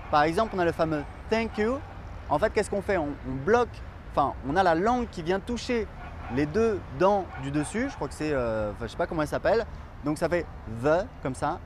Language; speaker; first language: French; native; French